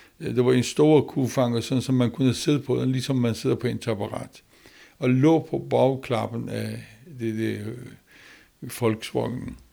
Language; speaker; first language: Danish; non-native, learner; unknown